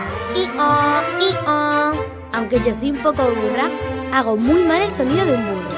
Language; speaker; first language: Spanish; native; Spanish